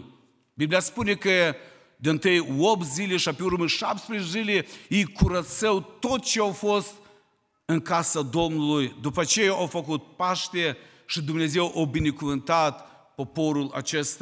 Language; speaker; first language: Romanian; non-native, local second language; Ukrainian